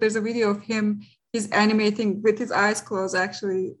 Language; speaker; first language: English; non-native, fluent; Turkish